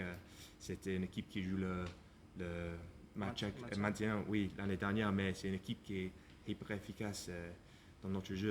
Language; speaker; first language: French; non-native, learner; English